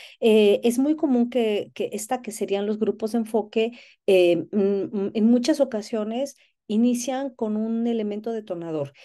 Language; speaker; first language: Spanish; native; Spanish